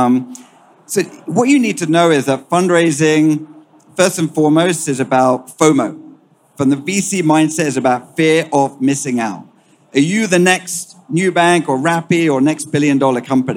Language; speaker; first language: English; native; English